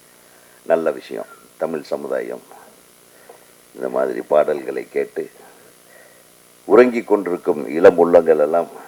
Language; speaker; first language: Tamil; native; Tamil